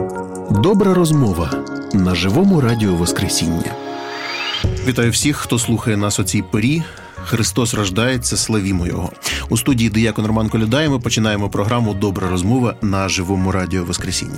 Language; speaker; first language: Ukrainian; native; Ukrainian